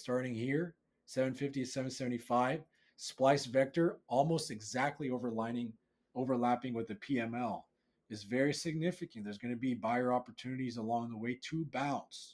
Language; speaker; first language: English; native; English